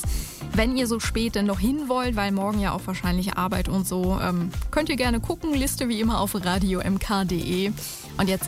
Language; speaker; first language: German; native; German